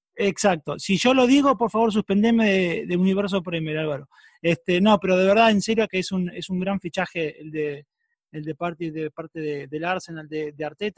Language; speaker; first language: Spanish; native; Spanish